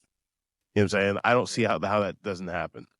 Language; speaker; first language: English; native; English